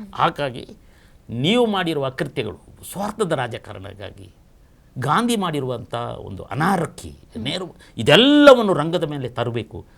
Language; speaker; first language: Kannada; non-native, local second language; Kodava